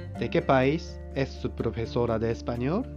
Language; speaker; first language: Spanish; non-native, fluent; Japanese